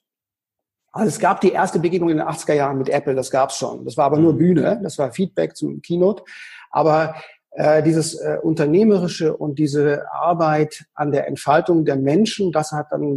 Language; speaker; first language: German; native; German